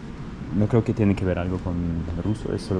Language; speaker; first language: Spanish; non-native, fluent; German